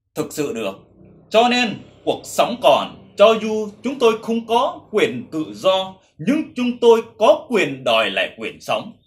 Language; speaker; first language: Vietnamese; non-native, local second language; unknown